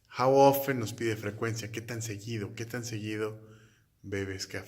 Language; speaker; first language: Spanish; native; Spanish